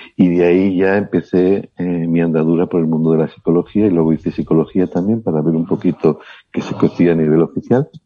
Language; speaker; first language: Spanish; native; Spanish